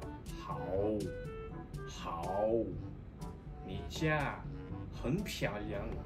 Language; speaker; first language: Chinese; non-native, learner; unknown